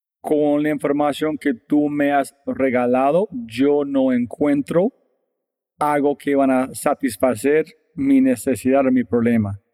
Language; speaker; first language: Spanish; non-native, fluent; English